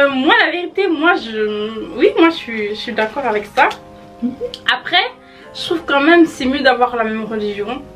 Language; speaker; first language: French; early bilingual, other home language; Fula